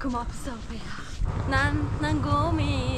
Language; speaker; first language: Korean; non-native, learner; Persian